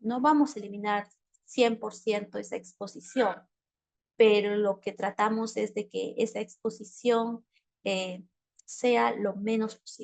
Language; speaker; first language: Spanish; native; Spanish